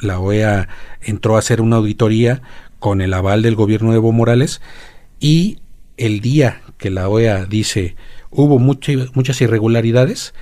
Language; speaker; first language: Spanish; native; Spanish